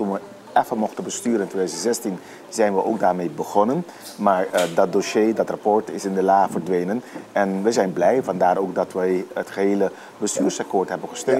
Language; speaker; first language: Dutch; non-native, local second language; Papiamento